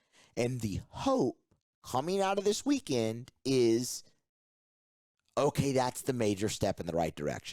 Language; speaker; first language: English; native; English